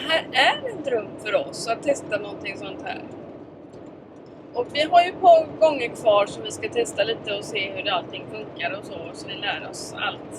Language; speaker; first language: Swedish; native; Swedish